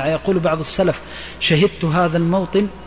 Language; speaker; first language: Arabic; native; Arabic